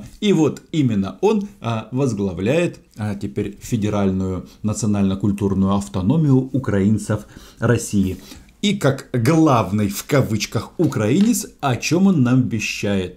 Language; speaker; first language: Russian; native; Russian